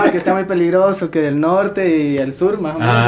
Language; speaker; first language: Spanish; native; Spanish